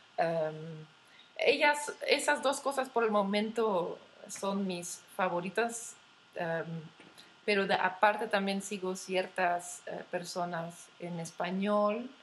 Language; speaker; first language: Spanish; non-native, fluent; Dutch